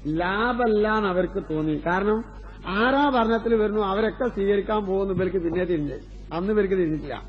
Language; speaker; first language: Malayalam; native; Malayalam